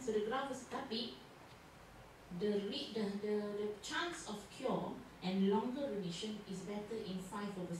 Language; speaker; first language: English; non-native, local second language; Malay